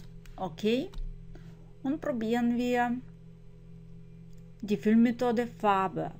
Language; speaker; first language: German; non-native, fluent; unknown